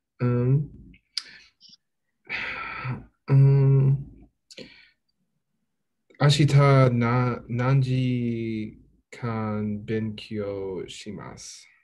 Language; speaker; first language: Japanese; non-native, learner; English